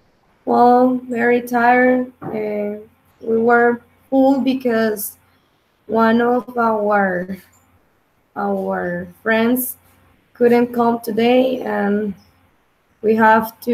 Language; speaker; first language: English; non-native, learner; Spanish